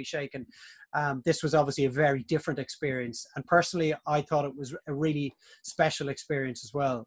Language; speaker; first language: English; native; English